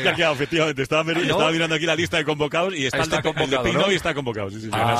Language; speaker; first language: Spanish; native; Spanish